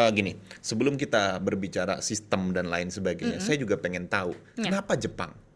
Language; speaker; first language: Indonesian; native; Indonesian